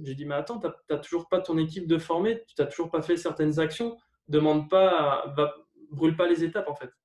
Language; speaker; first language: French; native; French